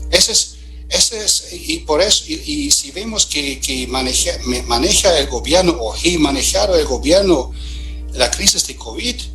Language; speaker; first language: Spanish; non-native, fluent; German